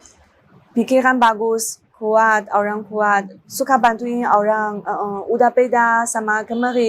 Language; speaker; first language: Indonesian; non-native, learner; Chinese